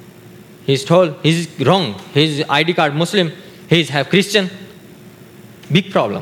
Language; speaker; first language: English; non-native, learner; Urdu